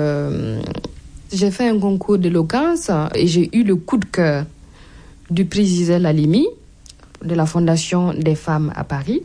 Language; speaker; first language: French; non-native, local second language; Mossi